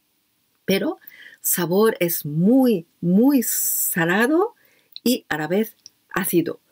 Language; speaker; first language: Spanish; non-native, fluent; Japanese